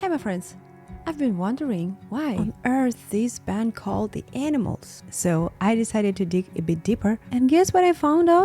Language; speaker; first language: English; non-native, fluent; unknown